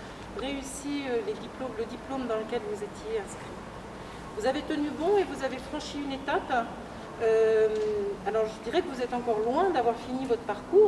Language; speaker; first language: French; native; French